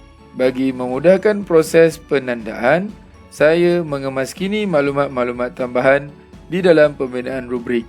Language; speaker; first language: Malay; native; Malay